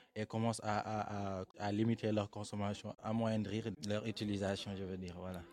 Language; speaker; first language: French; non-native, local second language; Wolof